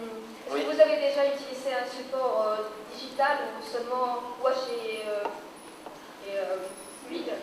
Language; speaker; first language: French; non-native, learner; Spanish